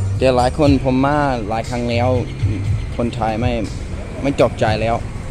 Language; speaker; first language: Thai; non-native, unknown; English